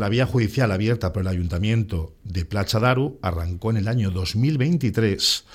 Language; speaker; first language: Spanish; non-native, local second language; Catalan